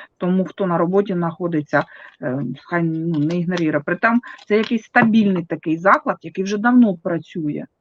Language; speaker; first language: Ukrainian; native; Ukrainian